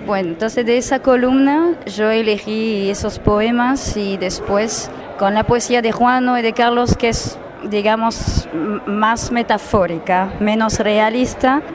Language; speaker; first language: Spanish; non-native, fluent; French